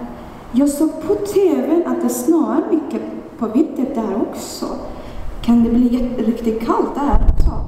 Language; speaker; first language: Swedish; non-native, fluent; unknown